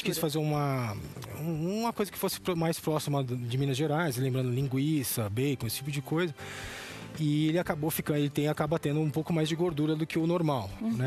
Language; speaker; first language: Portuguese; native; Portuguese